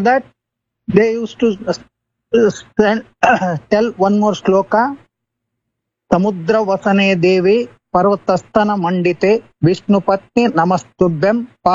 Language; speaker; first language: English; non-native, local second language; Kannada